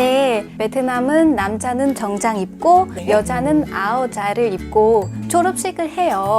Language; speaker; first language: Korean; non-native, learner; Vietnamese